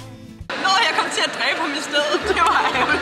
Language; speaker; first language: Danish; native; Danish